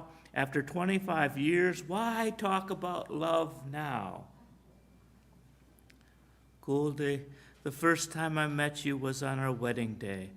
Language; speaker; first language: English; native; English